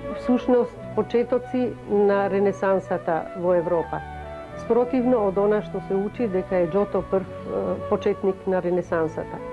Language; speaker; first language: Macedonian; non-native, fluent; Italian